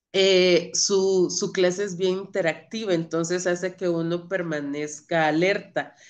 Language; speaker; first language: Spanish; native; Spanish